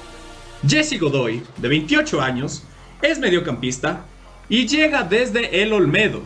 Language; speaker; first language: Spanish; native; Spanish